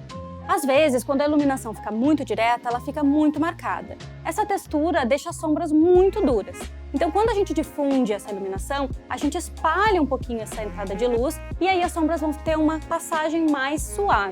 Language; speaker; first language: Portuguese; native; Portuguese